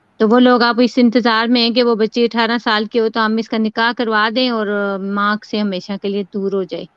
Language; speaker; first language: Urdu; early bilingual, heritage; Urdu